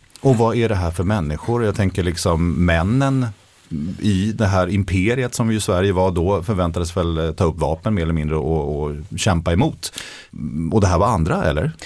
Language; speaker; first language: Swedish; native; Swedish